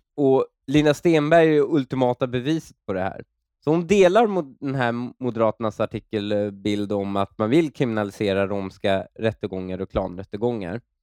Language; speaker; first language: Swedish; early bilingual, other home language; Persian